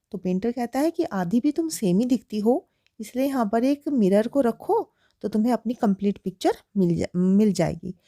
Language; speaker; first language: Hindi; native; Hindi